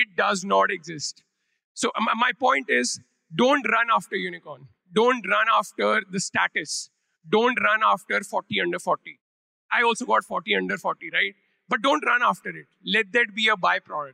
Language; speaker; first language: English; non-native, local second language; Punjabi